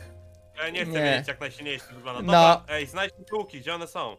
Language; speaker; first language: Polish; native; Polish